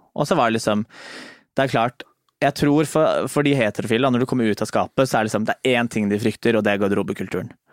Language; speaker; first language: Norwegian; native; Norwegian